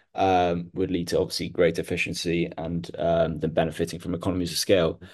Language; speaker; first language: English; non-native, local second language; Hindi